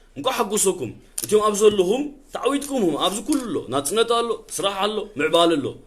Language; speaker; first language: Tigrinya; early bilingual, heritage; Tigrinya